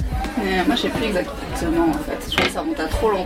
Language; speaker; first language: French; native; French